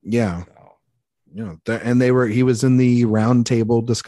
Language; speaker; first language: English; native; English